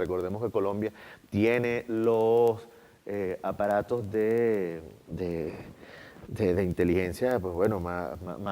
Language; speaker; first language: Spanish; native; Spanish